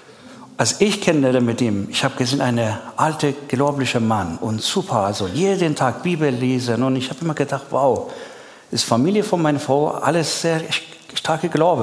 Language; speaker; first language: German; non-native, learner; Persian